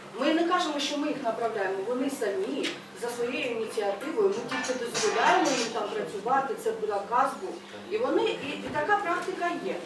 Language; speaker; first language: Ukrainian; non-native, local second language; Russian